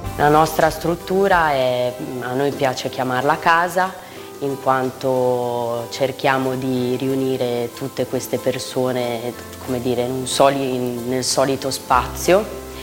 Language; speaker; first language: Italian; native; Italian